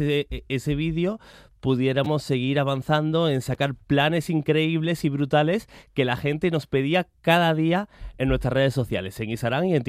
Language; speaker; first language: Spanish; native; Spanish